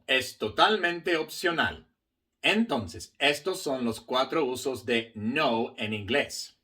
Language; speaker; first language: Spanish; non-native, fluent; English